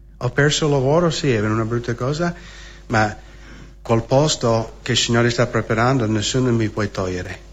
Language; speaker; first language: Italian; non-native, fluent; English